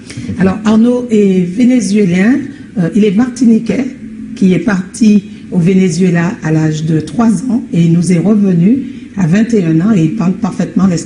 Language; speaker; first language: French; native; French